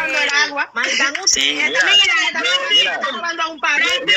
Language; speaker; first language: Spanish; native; Spanish